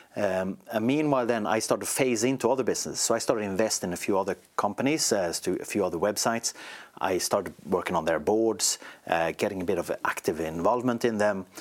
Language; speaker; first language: English; non-native, fluent; Swedish